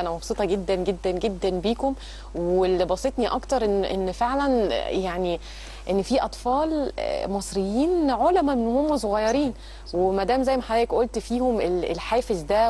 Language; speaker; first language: Arabic; native; Arabic